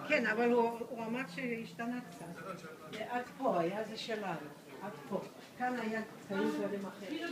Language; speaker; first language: Hebrew; non-native, fluent; Georgian